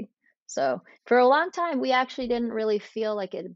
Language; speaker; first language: English; native; English